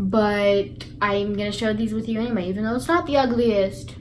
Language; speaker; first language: English; native; English